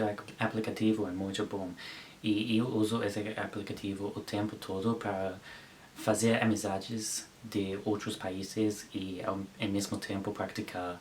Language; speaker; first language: Portuguese; non-native, learner; English